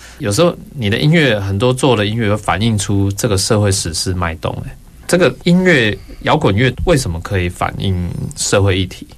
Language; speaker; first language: Chinese; native; Chinese